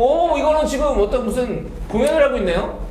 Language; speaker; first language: Korean; native; Korean